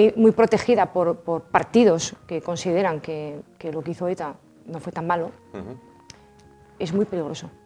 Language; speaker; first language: Spanish; native; Spanish